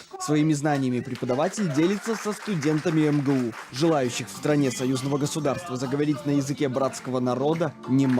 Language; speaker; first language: Russian; native; Russian